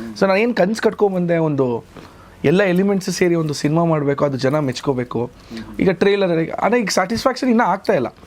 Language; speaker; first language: Kannada; native; Kannada